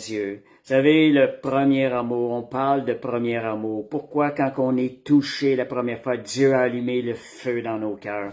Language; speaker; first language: French; native; French